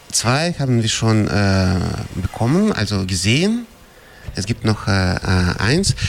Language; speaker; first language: German; non-native, fluent; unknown